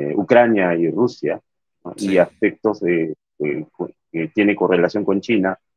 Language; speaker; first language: Spanish; native; Spanish